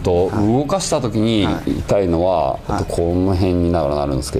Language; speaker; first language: Japanese; native; Japanese